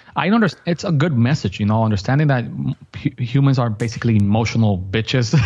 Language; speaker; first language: English; non-native, fluent; Spanish